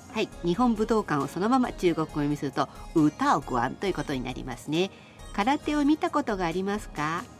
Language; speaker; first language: Japanese; native; Japanese